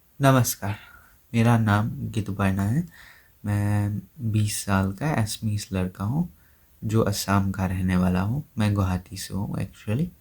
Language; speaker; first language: Hindi; non-native, local second language; Assamese